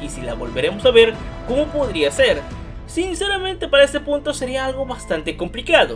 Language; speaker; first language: Spanish; native; Spanish